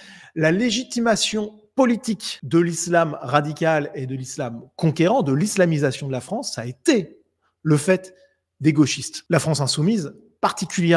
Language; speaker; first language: French; native; French